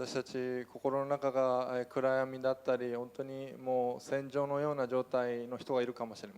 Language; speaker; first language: Japanese; native; Japanese